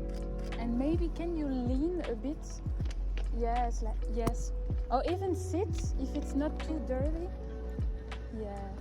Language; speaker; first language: English; non-native, fluent; French